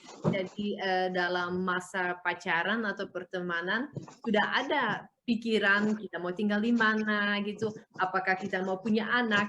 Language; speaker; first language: Indonesian; non-native, fluent; Dutch